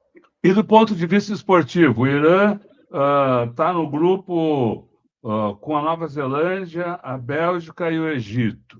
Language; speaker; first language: Portuguese; native; Portuguese